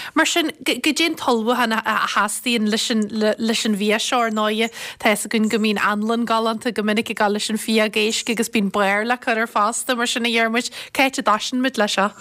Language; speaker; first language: Irish; native; Irish